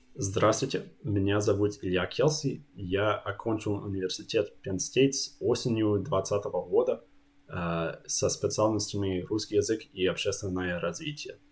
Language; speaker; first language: Russian; non-native, fluent; English